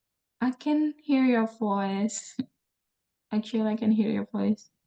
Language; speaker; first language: English; non-native, learner; Indonesian